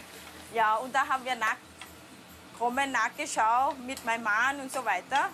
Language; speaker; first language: German; non-native, learner; Thai